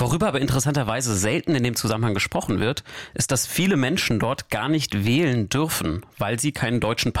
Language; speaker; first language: German; native; German